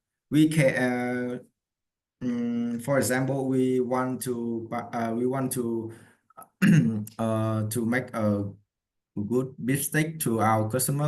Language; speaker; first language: English; non-native, learner; Vietnamese